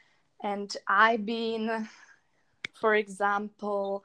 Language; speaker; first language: English; non-native, learner; Czech